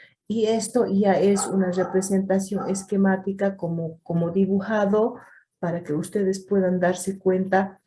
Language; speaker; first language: Spanish; native; Spanish